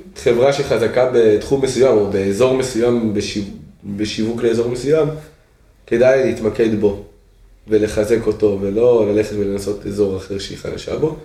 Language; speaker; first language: Hebrew; native; Hebrew